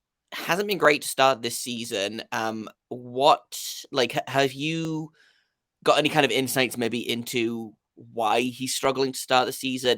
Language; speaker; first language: English; native; English